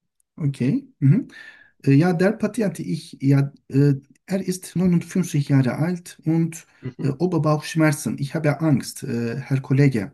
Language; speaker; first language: German; non-native, learner; Turkish